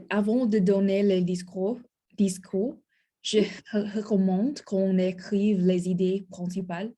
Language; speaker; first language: French; non-native, learner; English